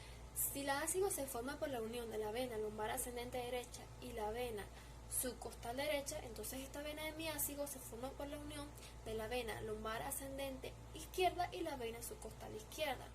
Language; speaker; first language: Spanish; native; Spanish